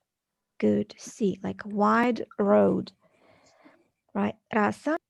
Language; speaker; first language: English; non-native, fluent; Russian